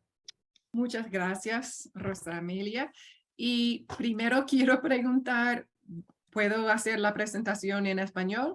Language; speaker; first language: Spanish; non-native, fluent; English